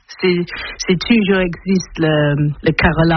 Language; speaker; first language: French; non-native, learner; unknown